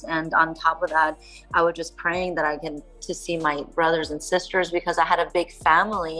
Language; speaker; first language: English; early bilingual, other home language; Persian